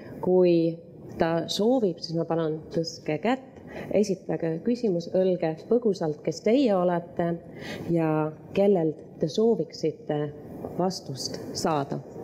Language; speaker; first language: Estonian; early bilingual, heritage; Estonian